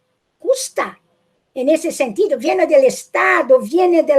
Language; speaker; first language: Spanish; non-native, fluent; Portuguese